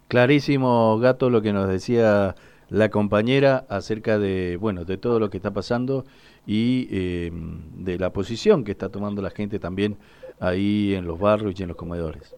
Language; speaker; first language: Spanish; native; Spanish